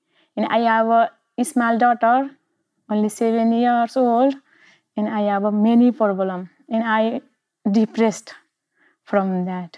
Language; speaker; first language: English; non-native, learner; Nepali